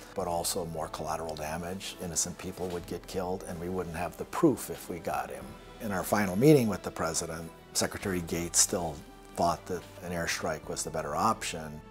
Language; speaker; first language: English; native; English